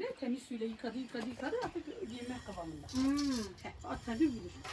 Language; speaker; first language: Turkish; native; Turkish